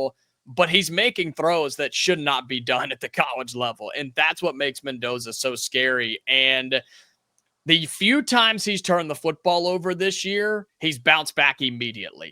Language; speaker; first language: English; native; English